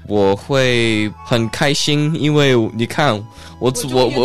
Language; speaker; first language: Chinese; early bilingual, heritage; Chinese